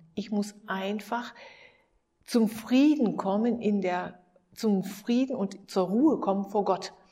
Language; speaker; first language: German; native; German